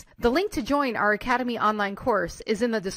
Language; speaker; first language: English; native; English